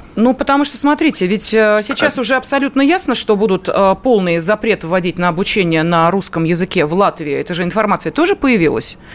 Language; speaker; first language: Russian; native; Russian